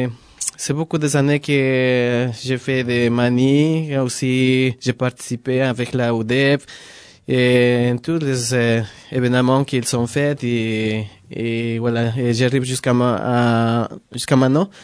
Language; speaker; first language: French; non-native, learner; Spanish